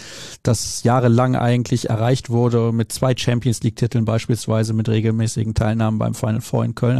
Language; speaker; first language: German; native; German